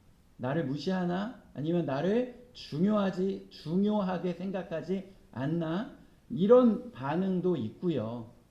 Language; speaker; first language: Korean; native; Korean